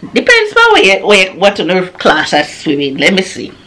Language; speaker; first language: English; non-native, local second language; Jamaican Creole English